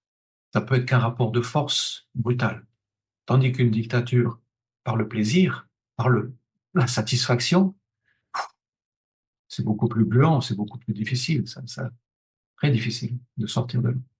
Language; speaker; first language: French; native; French